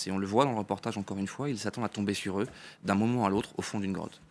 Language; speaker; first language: French; native; French